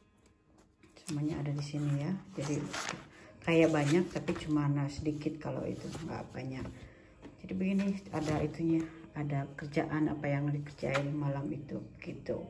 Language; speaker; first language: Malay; non-native, local second language; Sundanese